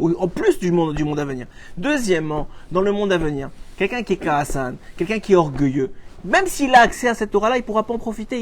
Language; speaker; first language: French; native; French